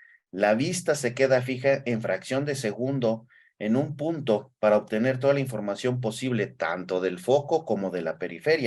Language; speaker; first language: Spanish; native; Spanish